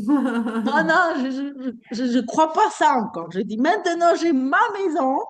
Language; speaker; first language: French; non-native, fluent; Spanish